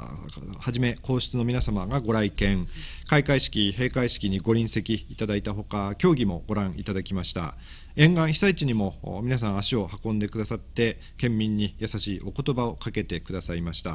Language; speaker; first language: Japanese; native; Japanese